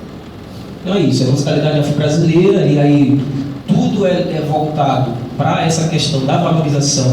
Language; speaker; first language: Portuguese; native; Portuguese